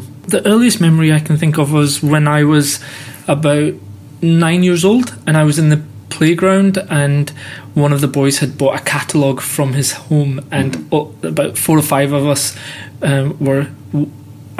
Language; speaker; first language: English; native; English